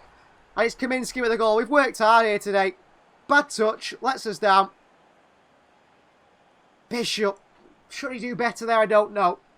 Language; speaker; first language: English; native; English